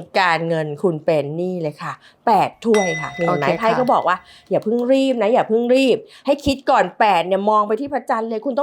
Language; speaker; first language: Thai; native; Thai